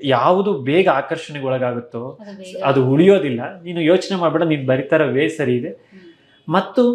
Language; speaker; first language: Kannada; native; Kannada